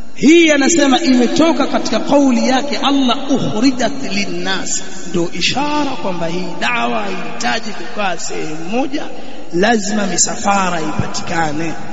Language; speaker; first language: Swahili; native; Swahili